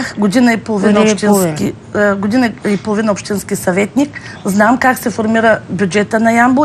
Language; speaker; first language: Bulgarian; native; Bulgarian